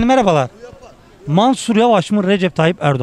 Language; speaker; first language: Turkish; native; Turkish